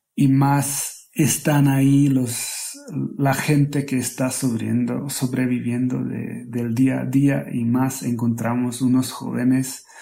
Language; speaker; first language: Spanish; non-native, fluent; Slovak